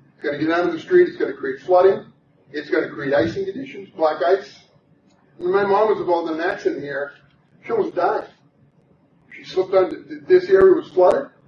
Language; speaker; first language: English; native; English